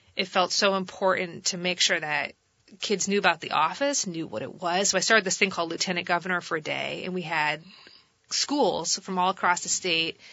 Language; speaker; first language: English; native; English